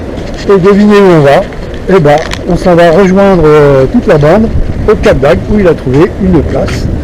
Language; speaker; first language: French; native; French